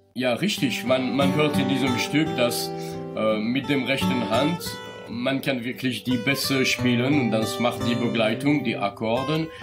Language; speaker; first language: German; non-native, local second language; French